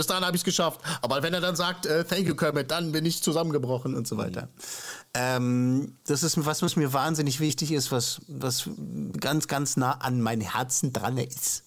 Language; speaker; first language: German; native; German